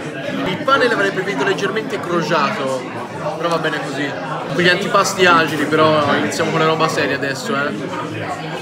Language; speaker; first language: Italian; native; Italian